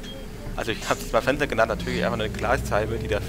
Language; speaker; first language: German; native; German